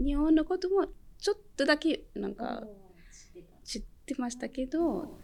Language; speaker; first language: Japanese; non-native, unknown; Arabic